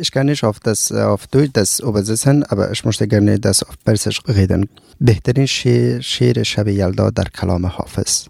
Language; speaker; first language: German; non-native, learner; Persian